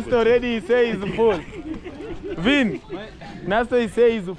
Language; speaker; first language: English; non-native, learner; Swahili